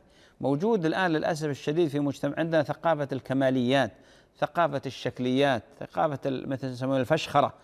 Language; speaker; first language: Arabic; native; Arabic